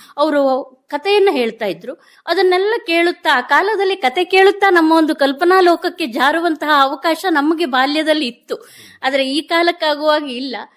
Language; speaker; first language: Kannada; native; Kannada